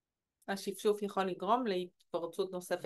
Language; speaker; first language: Hebrew; native; Hebrew